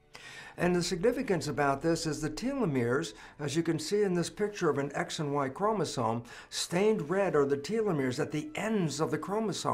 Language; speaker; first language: English; native; English